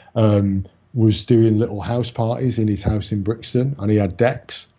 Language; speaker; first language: English; native; English